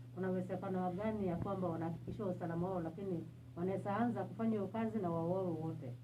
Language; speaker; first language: Swahili; non-native, local second language; Turkmen